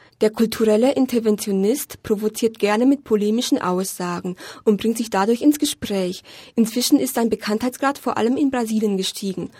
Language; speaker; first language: German; native; German